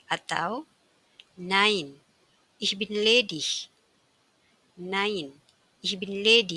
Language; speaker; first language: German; non-native, fluent; Indonesian